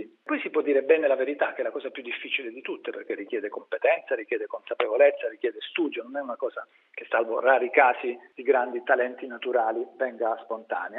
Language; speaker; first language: Italian; native; Italian